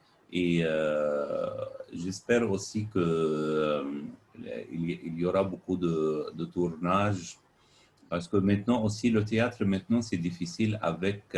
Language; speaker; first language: French; non-native, fluent; Arabic